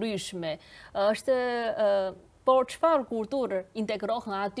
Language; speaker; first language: Albanian; non-native, fluent; Chinese